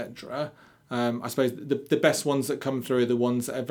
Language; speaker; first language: English; native; English